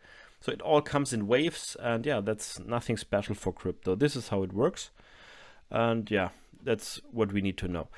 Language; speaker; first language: English; non-native, fluent; German